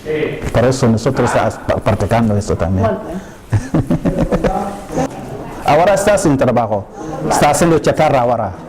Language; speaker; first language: Spanish; non-native, learner; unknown